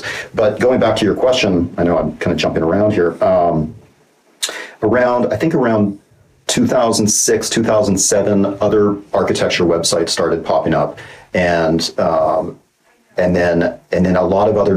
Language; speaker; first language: English; native; English